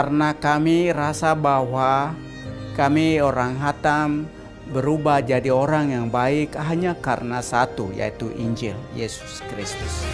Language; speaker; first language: Indonesian; non-native, local second language; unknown